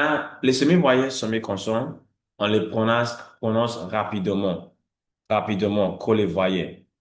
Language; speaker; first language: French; non-native, fluent; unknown